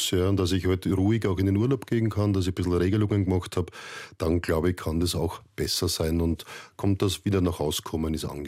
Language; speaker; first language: German; native; German